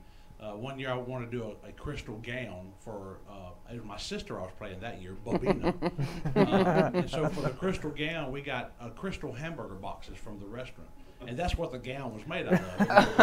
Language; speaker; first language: English; native; English